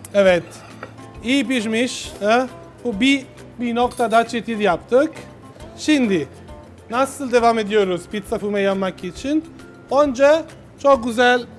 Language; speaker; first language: Turkish; non-native, learner; Italian